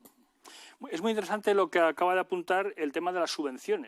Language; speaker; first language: Spanish; native; Spanish